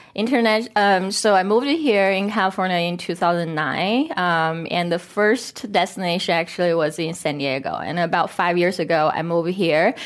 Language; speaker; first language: English; non-native, fluent; Korean